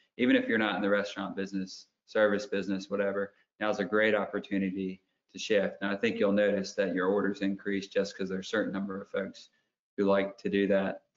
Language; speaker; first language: English; native; English